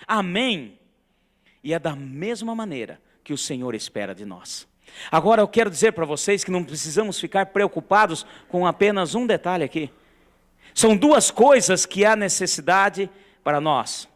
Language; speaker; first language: Portuguese; native; Portuguese